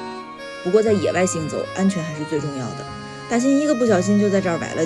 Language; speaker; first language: Chinese; native; Chinese